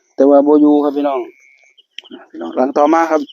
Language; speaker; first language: Thai; native; Thai